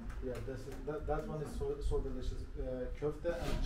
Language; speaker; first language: English; non-native, learner; Turkish